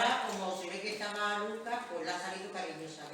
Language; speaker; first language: Spanish; native; Spanish